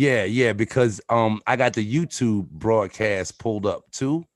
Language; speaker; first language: English; native; English